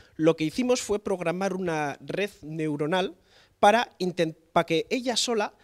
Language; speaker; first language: Spanish; native; Spanish